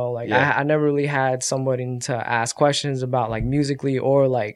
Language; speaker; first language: English; native; English